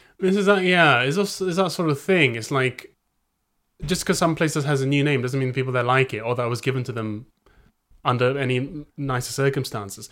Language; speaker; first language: English; native; English